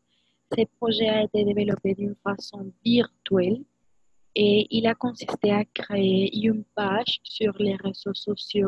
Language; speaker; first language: French; non-native, learner; Spanish